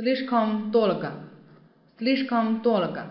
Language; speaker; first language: Russian; non-native, fluent; Chinese